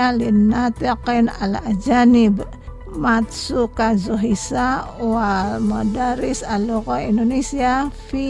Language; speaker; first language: Arabic; non-native, fluent; Indonesian